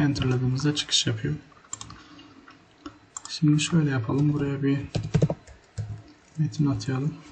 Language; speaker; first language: Turkish; native; Turkish